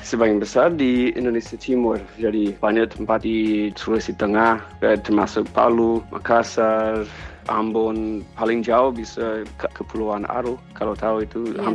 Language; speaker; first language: Indonesian; non-native, fluent; English